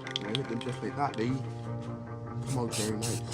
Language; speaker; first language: English; native; English